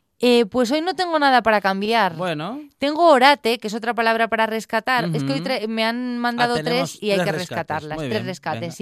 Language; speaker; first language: Spanish; native; Spanish